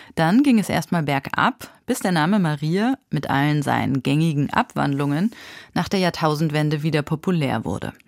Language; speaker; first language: German; native; German